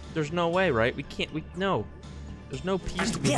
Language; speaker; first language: English; native; English